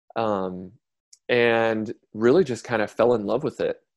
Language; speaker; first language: English; native; English